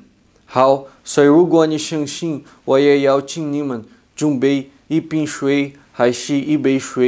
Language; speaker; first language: Chinese; non-native, fluent; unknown